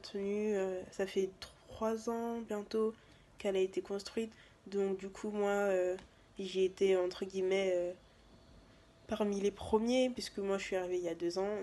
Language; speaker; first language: French; native; French